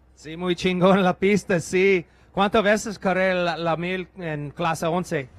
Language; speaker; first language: Spanish; non-native, learner; English